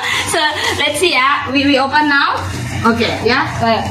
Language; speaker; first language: English; non-native, learner; Indonesian